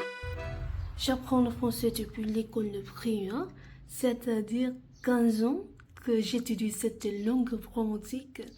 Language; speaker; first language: French; non-native, fluent; Vietnamese